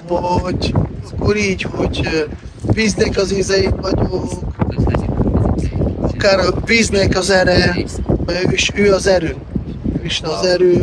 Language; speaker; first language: Hungarian; non-native, fluent; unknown